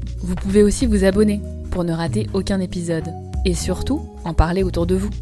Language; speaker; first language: French; native; French